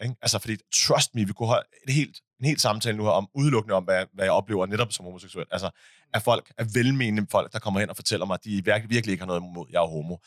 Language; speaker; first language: Danish; early bilingual, other home language; Arabic